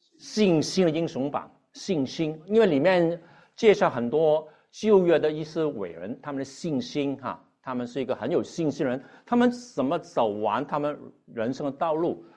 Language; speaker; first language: Chinese; non-native, local second language; Cantonese